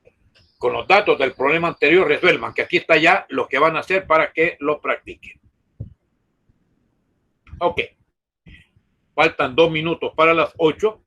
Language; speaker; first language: Spanish; native; Spanish